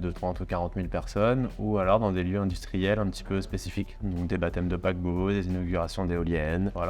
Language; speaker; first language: French; native; French